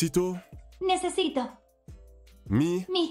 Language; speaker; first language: Spanish; non-native, learner; English